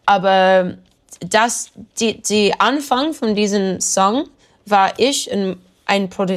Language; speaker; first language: German; non-native, learner; English